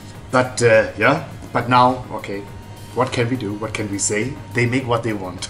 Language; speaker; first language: English; non-native, learner; German